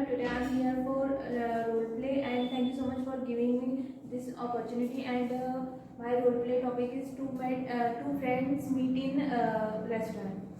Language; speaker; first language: English; non-native, learner; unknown